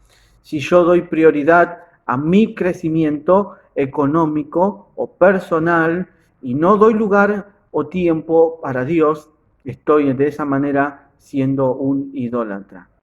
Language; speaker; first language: Spanish; native; Spanish